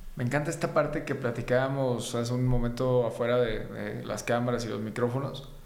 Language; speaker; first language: Spanish; native; Spanish